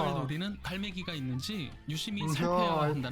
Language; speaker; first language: Korean; native; Korean